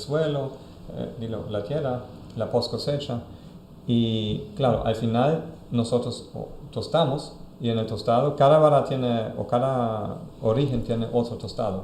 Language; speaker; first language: Spanish; non-native, fluent; German